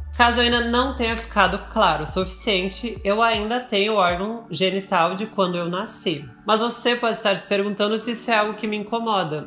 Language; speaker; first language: Portuguese; native; Portuguese